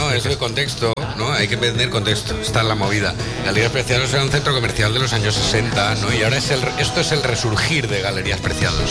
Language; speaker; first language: Spanish; native; Spanish